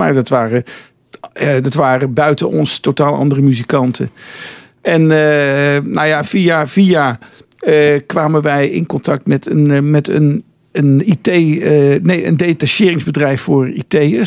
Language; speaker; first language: Dutch; native; Dutch